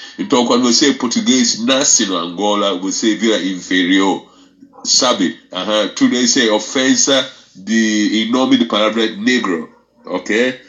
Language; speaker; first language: Portuguese; non-native, fluent; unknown